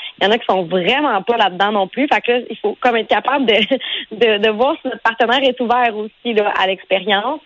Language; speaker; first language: French; native; French